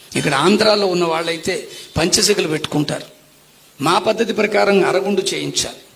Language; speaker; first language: Telugu; non-native, local second language; Tamil